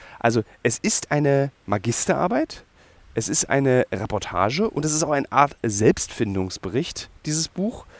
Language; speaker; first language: German; native; German